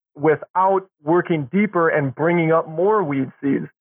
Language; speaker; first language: English; native; English